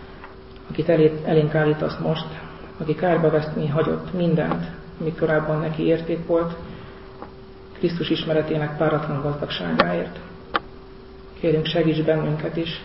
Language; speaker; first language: Hungarian; native; Hungarian